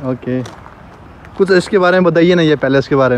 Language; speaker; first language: Hindi; non-native, local second language; Manipuri